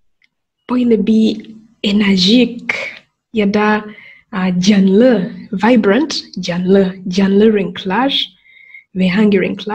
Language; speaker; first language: Turkish; non-native, learner; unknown